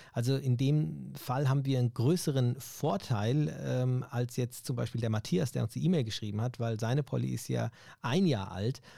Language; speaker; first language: German; native; German